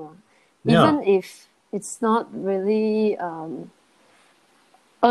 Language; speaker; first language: English; non-native, local second language; Chinese